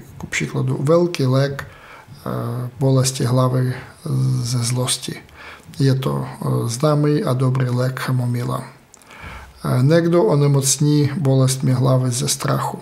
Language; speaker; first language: Czech; non-native, fluent; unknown